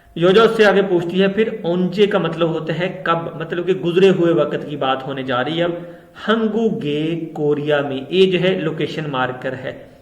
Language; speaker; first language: Urdu; non-native, local second language; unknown